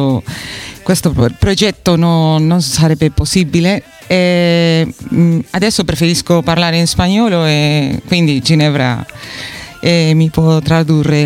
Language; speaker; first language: Italian; non-native, fluent; Spanish